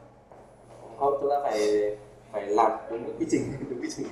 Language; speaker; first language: Vietnamese; native; Vietnamese